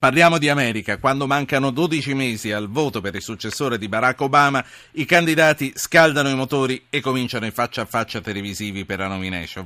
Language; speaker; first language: Italian; native; Italian